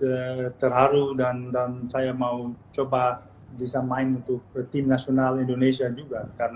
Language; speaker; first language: Indonesian; non-native, fluent; Dutch